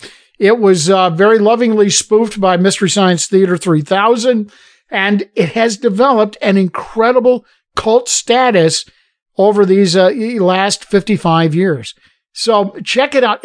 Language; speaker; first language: English; native; English